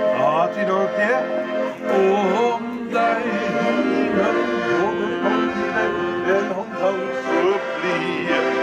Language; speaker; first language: Dutch; native; Dutch